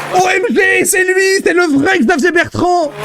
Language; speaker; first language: French; native; French